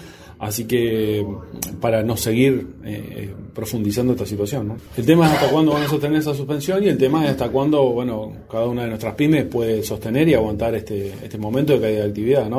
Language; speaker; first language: Spanish; native; Spanish